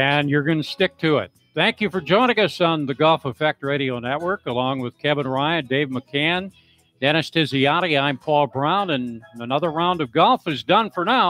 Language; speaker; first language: English; native; English